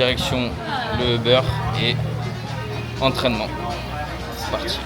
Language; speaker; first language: French; native; French